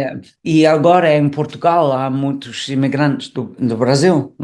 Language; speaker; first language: Portuguese; non-native, fluent; English